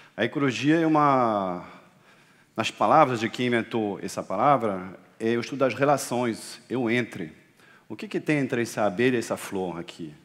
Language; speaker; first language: Portuguese; non-native, fluent; French